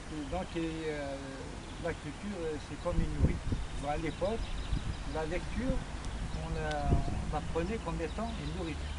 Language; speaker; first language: French; non-native, local second language; Kabyle